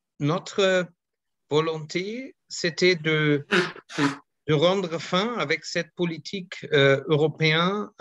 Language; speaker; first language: French; non-native, fluent; German